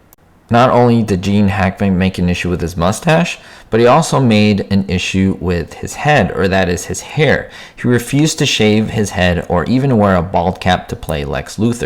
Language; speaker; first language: English; native; English